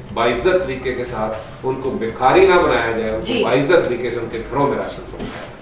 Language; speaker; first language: Urdu; native; Urdu